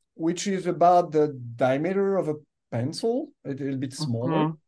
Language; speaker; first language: English; non-native, fluent; French